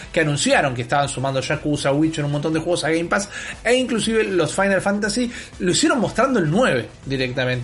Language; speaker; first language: Spanish; native; Spanish